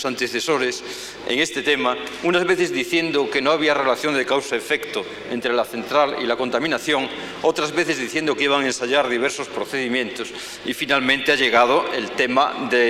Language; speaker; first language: Spanish; native; Spanish